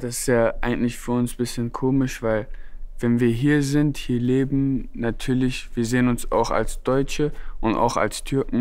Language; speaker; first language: German; early bilingual, other home language; Turkish